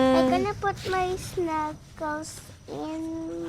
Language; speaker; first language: English; non-native, local second language; Filipino